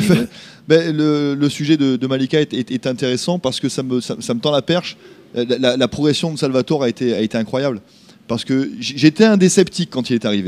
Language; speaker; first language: French; native; French